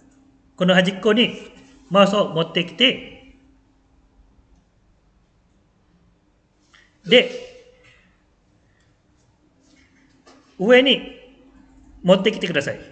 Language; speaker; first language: Japanese; non-native, fluent; Malay